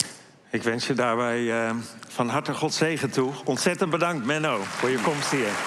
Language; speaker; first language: Dutch; native; Dutch